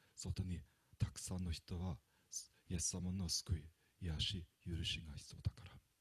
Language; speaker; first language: Japanese; non-native, fluent; German